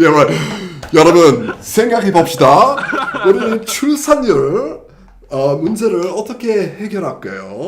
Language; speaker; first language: Korean; non-native, fluent; English